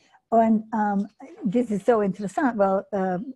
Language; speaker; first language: German; non-native, learner; English